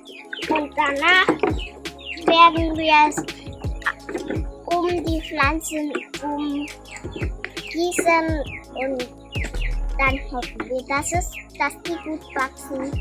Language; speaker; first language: German; early bilingual, heritage; German